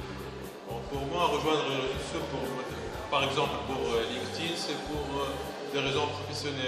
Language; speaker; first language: French; non-native, local second language; Arabic